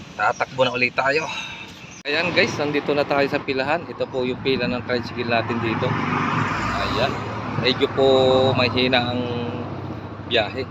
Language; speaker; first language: Filipino; native; Filipino